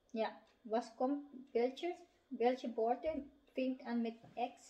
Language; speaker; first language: German; non-native, learner; Filipino